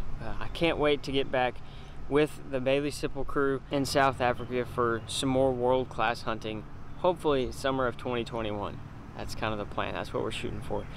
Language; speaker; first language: English; native; English